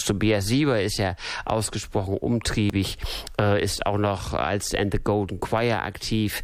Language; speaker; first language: German; native; German